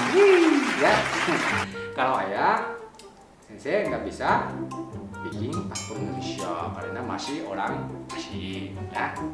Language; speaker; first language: Indonesian; non-native, fluent; Japanese